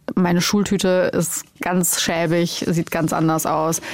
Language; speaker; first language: German; early bilingual, other home language; Romanian